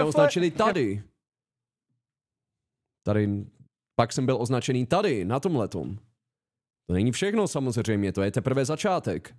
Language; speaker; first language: Czech; native; Czech